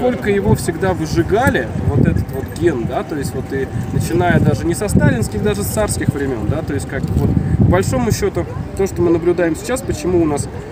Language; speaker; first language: Russian; native; Russian